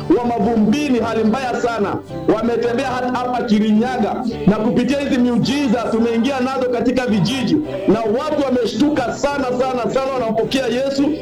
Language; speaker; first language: Swahili; non-native, local second language; Kikuyu